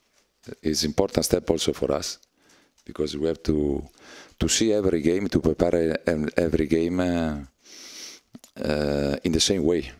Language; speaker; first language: English; non-native, learner; Italian